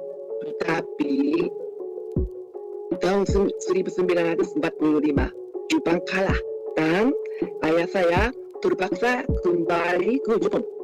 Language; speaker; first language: Indonesian; non-native, fluent; Japanese